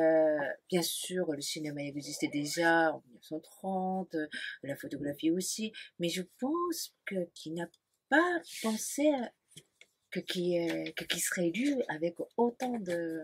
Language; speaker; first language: French; non-native, fluent; Japanese